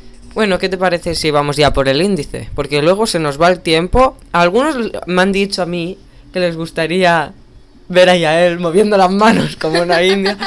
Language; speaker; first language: Spanish; native; Spanish